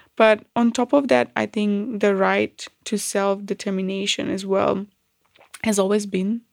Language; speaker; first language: English; non-native, fluent; Macedonian